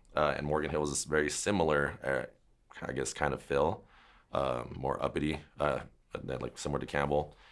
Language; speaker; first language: English; native; English